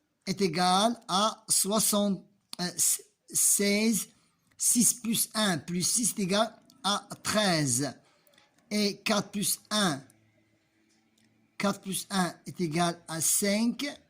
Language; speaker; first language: French; non-native, local second language; Arabic